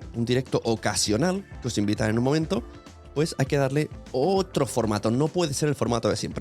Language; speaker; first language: Spanish; native; Spanish